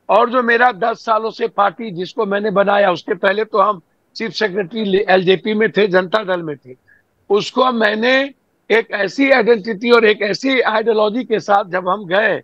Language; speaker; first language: Hindi; native; Hindi